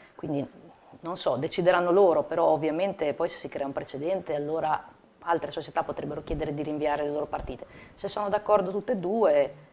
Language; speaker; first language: Italian; native; Italian